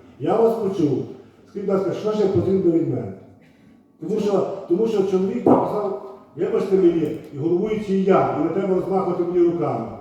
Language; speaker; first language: Ukrainian; native; Ukrainian